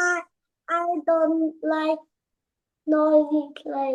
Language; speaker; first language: English; non-native, learner; Vietnamese